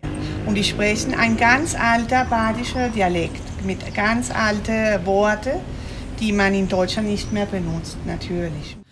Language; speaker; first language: German; early bilingual, heritage; German